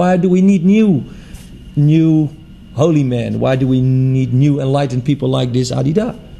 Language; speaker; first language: English; non-native, fluent; Dutch